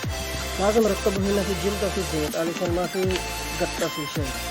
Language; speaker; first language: Arabic; non-native, learner; Punjabi